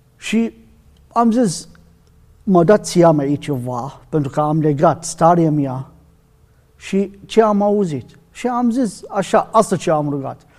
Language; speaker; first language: Romanian; non-native, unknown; Arabic